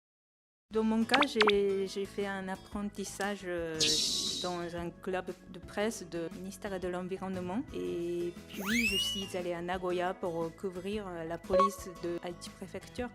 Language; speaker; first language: French; non-native, fluent; Japanese